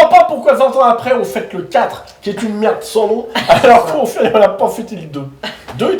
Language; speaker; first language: French; native; French